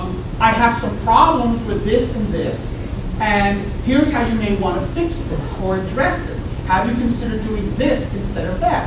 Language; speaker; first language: English; native; English